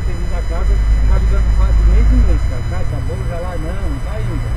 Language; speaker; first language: Portuguese; native; Portuguese